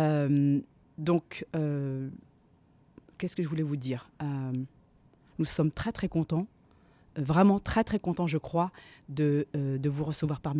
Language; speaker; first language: French; native; French